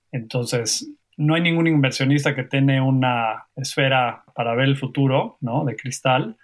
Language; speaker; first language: Spanish; native; Spanish